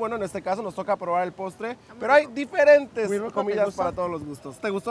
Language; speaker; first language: Spanish; native; Spanish